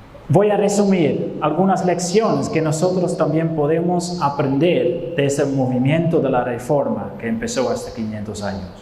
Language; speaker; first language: Spanish; non-native, fluent; Dutch